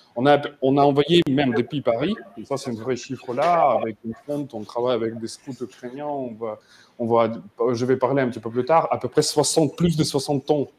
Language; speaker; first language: French; non-native, fluent; Russian